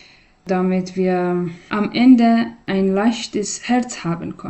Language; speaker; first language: German; non-native, fluent; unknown